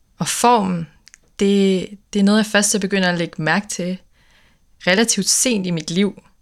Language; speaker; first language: Danish; native; Danish